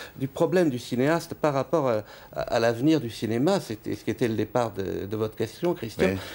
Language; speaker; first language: French; native; French